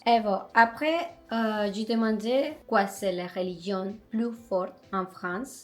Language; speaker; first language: French; non-native, learner; Spanish